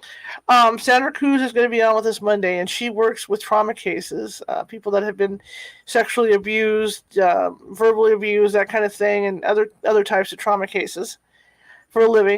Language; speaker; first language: English; native; English